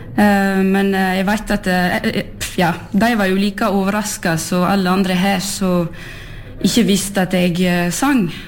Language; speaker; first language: Norwegian; early bilingual, heritage; French